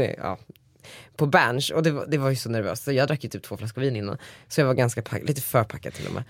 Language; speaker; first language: Swedish; native; Swedish